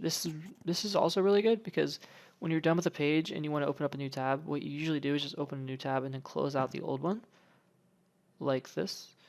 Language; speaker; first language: English; native; English